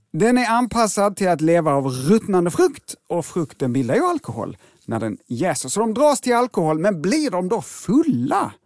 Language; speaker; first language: Swedish; native; Swedish